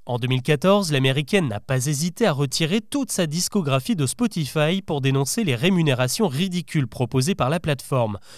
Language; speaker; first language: French; native; French